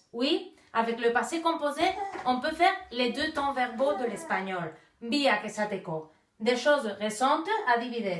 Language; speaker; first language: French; non-native, fluent; Basque